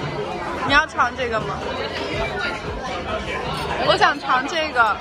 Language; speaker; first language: Chinese; native; Chinese